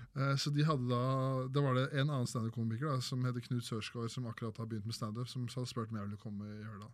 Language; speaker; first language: Norwegian; native; Norwegian